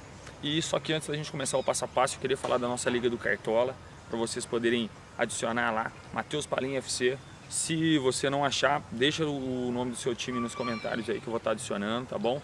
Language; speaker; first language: Portuguese; native; Portuguese